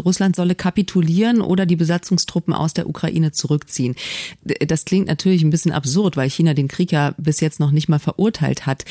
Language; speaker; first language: German; native; German